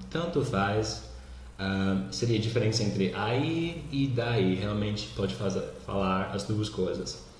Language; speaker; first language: Portuguese; non-native, fluent; English